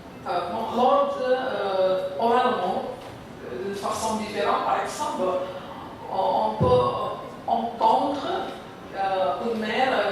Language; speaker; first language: French; non-native, fluent; Indonesian